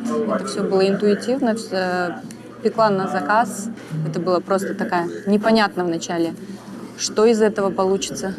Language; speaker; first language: Russian; native; Russian